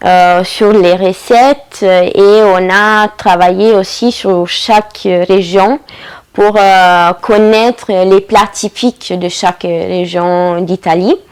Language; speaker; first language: French; non-native, fluent; Italian